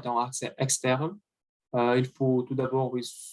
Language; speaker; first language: French; non-native, learner; Russian